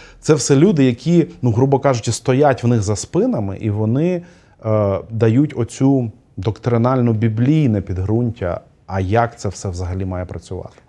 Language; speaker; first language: Ukrainian; non-native, local second language; Russian